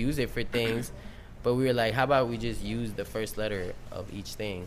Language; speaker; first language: English; early bilingual, other home language; Spanish